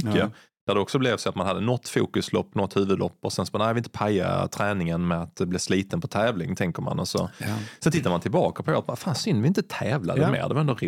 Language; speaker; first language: Swedish; native; Swedish